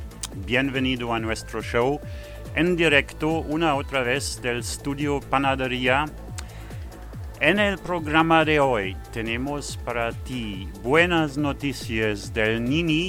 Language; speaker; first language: Spanish; non-native, fluent; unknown